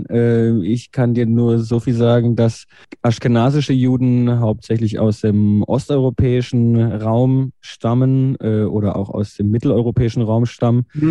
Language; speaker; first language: German; native; German